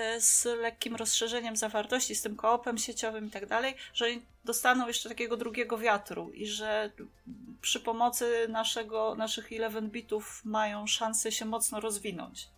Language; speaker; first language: Polish; native; Polish